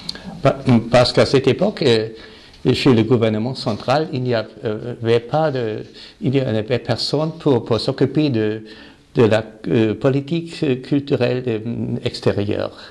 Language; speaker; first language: French; non-native, fluent; German